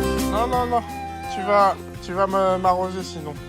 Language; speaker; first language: French; native; French